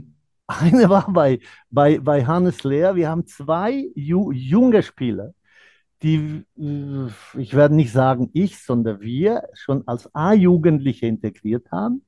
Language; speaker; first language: German; non-native, fluent; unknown